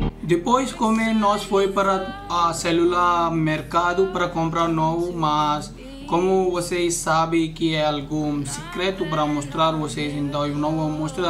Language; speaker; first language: Portuguese; non-native, learner; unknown